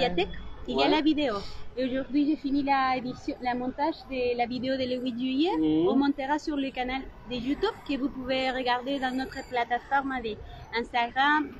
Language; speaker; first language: French; non-native, local second language; Spanish